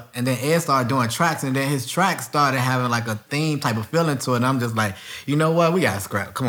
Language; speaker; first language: English; native; English